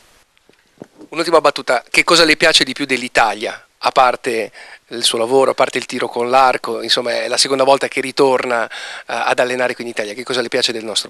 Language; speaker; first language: Italian; native; Italian